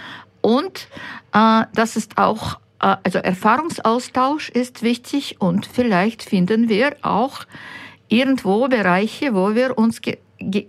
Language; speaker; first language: German; non-native, fluent; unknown